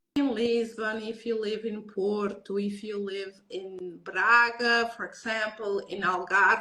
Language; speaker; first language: English; non-native, learner; Portuguese